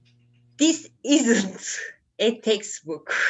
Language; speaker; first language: English; non-native, learner; Turkish